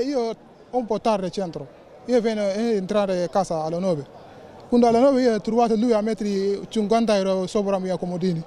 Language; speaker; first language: Italian; non-native, learner; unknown